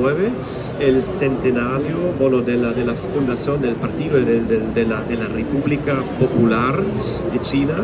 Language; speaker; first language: Spanish; non-native, fluent; German